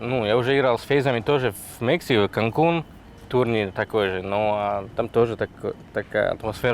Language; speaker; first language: Russian; non-native, fluent; Slovak